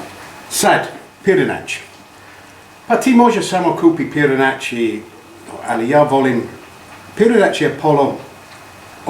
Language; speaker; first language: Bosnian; non-native, learner; English